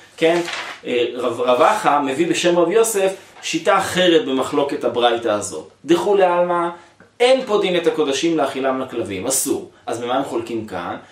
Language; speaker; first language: Hebrew; native; Hebrew